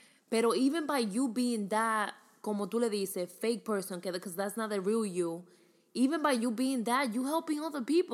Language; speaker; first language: English; early bilingual, other home language; Spanish